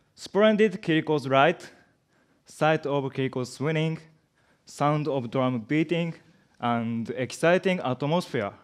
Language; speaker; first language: English; non-native, learner; Japanese